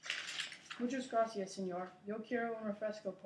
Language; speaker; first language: Spanish; non-native, learner; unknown